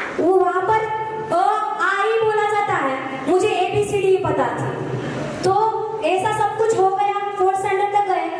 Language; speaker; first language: Hindi; non-native, local second language; Marathi